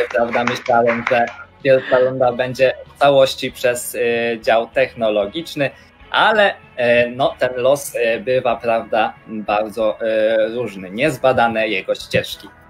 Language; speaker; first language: Polish; native; Polish